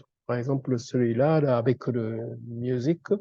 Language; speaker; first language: French; non-native, fluent; Japanese